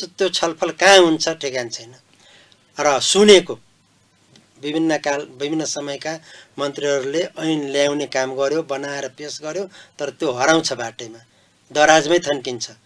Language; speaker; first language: Nepali; non-native, local second language; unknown